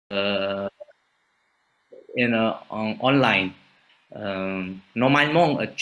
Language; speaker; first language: French; non-native, fluent; Vietnamese